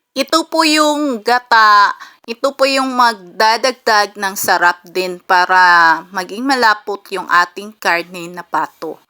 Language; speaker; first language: Filipino; non-native, local second language; Cebuano